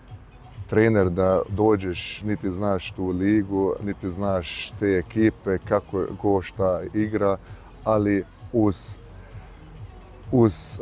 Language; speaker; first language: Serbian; early bilingual, heritage; Bosnian